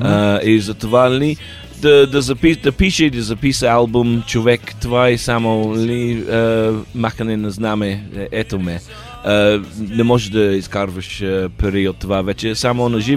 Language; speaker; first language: Bulgarian; non-native, learner; English